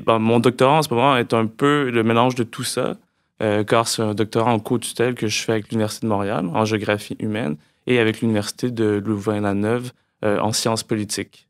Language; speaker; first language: French; native; French